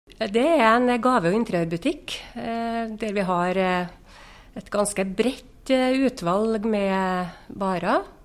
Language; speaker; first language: Norwegian; native; Norwegian